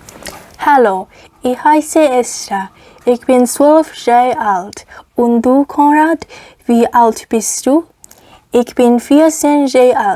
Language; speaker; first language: German; non-native, learner; Cantonese